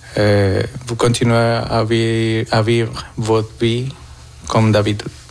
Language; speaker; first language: French; non-native, fluent; Spanish